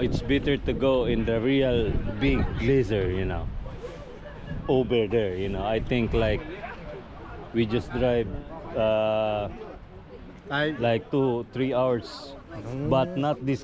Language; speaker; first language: English; non-native, learner; Filipino